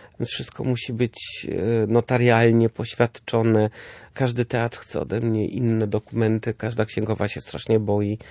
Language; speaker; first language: Polish; early bilingual, heritage; Polish